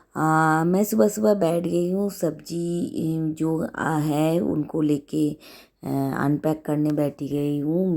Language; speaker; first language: Hindi; non-native, local second language; Bangla